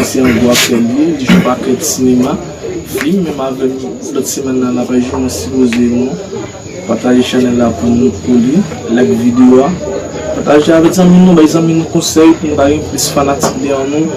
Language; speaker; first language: French; non-native, learner; Haitian Creole